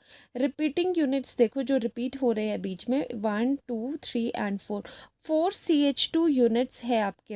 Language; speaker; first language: Hindi; native; Hindi